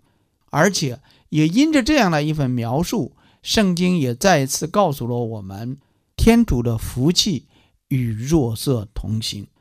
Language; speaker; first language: Chinese; native; Chinese